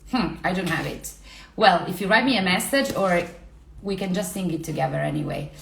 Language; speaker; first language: English; non-native, fluent; Italian